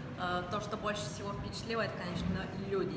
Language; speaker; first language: Russian; non-native, fluent; Bulgarian